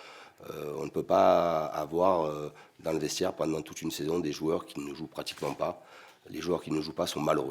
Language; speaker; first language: French; native; French